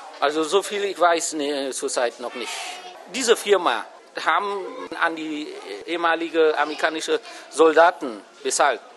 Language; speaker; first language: German; non-native, fluent; Vietnamese